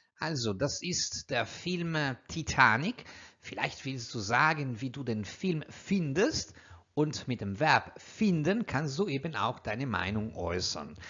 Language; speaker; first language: German; non-native, fluent; Italian